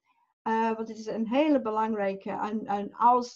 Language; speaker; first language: Dutch; non-native, fluent; English